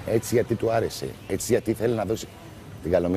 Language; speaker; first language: Greek; native; Greek